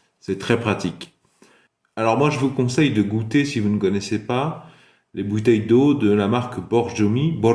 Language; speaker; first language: French; native; French